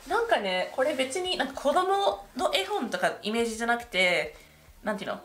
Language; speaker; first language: Japanese; non-native, fluent; English